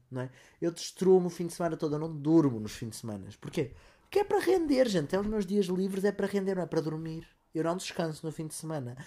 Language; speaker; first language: Portuguese; native; Portuguese